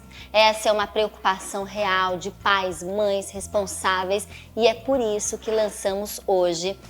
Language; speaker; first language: Portuguese; native; Portuguese